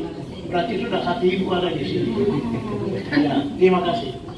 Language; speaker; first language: Indonesian; native; Indonesian